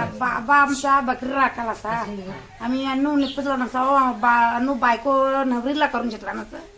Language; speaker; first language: Marathi; non-native, local second language; Kannada